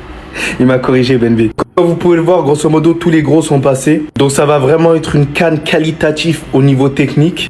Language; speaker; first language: French; early bilingual, other home language; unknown